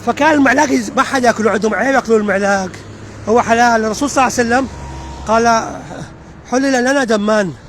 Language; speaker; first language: Arabic; native; Arabic